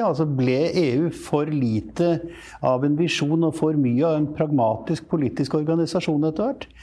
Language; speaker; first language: Norwegian; native; Norwegian